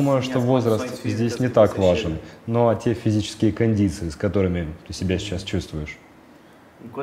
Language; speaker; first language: Russian; non-native, fluent; Portuguese